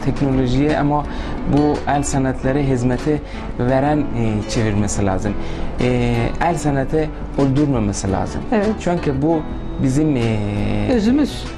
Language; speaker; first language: Turkish; non-native, local second language; Persian